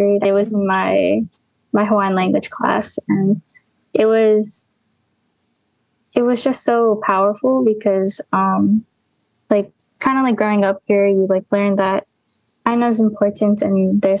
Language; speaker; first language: English; native; English